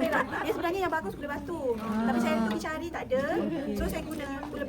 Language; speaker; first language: Malay; native; Malay